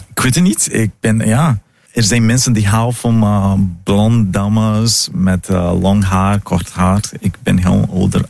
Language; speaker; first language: Dutch; non-native, fluent; Portuguese